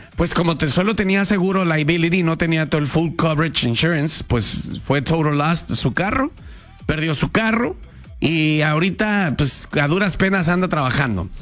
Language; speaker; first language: Spanish; native; Spanish